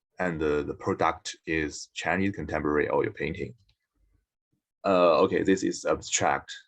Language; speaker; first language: English; non-native, learner; Chinese